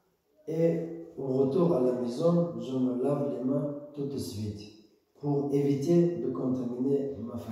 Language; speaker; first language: French; non-native, learner; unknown